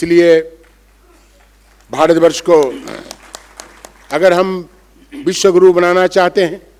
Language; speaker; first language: Hindi; non-native, local second language; Bangla